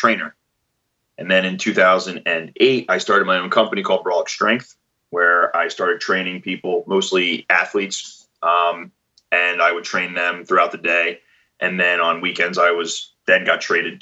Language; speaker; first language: English; native; English